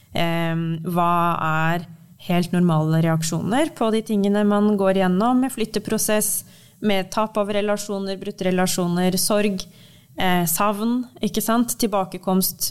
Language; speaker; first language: Norwegian; early bilingual, heritage; Norwegian